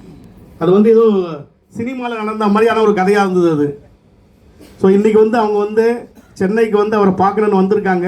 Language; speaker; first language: Tamil; native; Tamil